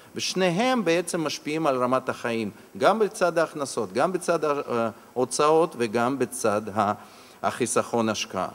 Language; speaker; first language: Hebrew; non-native, fluent; Russian